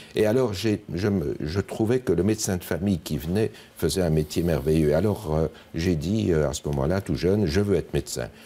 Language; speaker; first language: French; native; French